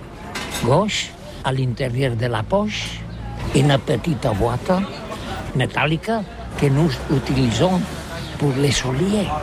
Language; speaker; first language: French; non-native, learner; Catalan